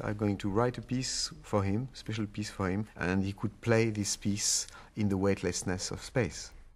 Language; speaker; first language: English; non-native, fluent; French